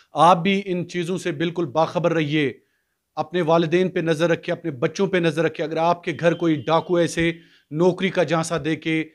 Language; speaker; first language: Hindi; non-native, local second language; Kashmiri